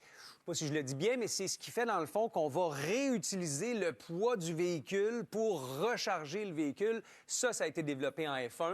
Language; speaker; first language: French; native; French